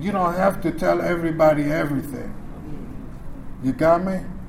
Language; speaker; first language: English; early bilingual, other home language; Spanish